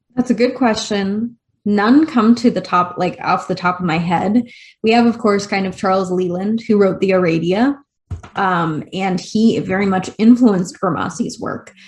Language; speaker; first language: English; native; English